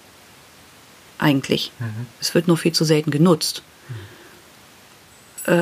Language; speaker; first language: German; native; German